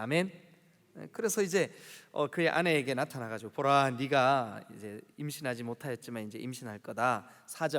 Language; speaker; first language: Korean; native; Korean